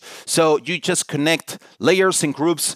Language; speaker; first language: English; non-native, fluent; Spanish